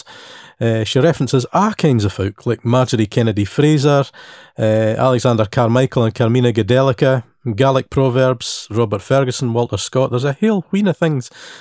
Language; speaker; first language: English; native; English